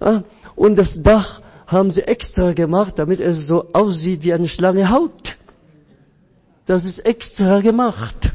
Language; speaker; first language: German; non-native, fluent; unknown